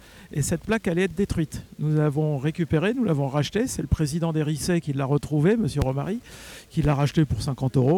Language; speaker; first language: French; native; French